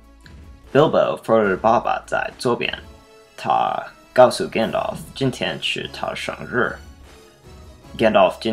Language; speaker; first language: Chinese; non-native, learner; English